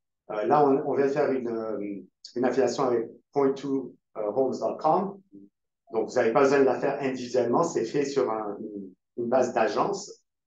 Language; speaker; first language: French; native; French